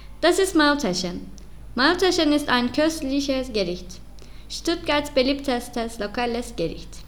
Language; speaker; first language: German; non-native, learner; Turkish